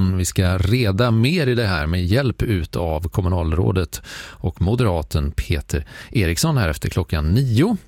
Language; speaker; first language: Swedish; native; Swedish